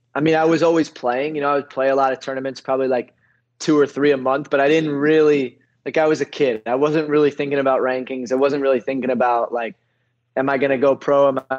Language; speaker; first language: English; native; English